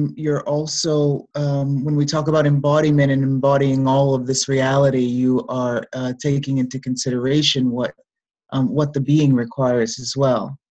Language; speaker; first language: English; native; English